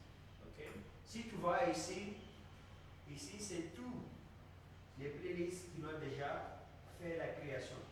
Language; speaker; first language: French; non-native, learner; Portuguese